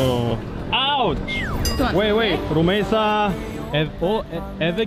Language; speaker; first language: Turkish; non-native, learner; Indonesian